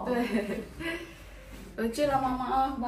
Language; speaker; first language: Chinese; non-native, learner; Indonesian